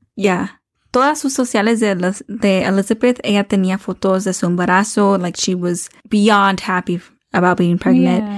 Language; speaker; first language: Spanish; early bilingual, heritage; Spanish